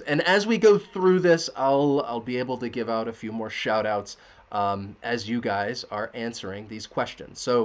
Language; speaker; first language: English; native; English